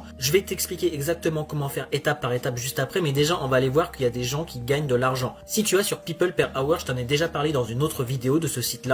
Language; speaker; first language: French; native; French